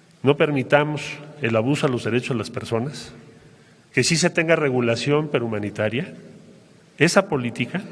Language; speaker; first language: Spanish; native; Spanish